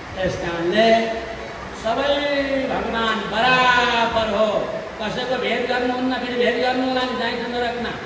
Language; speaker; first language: Nepali; native; Nepali